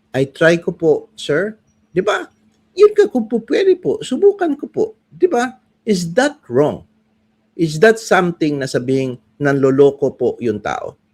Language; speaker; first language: Filipino; non-native, local second language; Cebuano